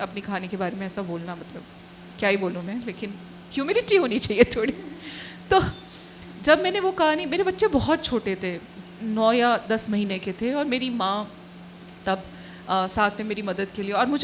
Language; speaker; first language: Hindi; native; Hindi